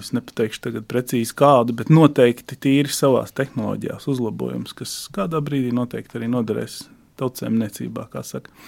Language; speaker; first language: Latvian; native; Latvian